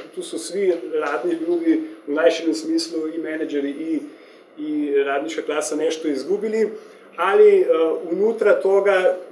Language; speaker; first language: Serbian; non-native, fluent; Slovenian